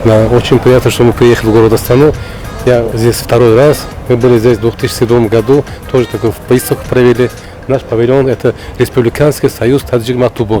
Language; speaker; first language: Russian; non-native, fluent; Tajik